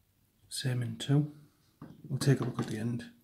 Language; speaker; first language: English; native; English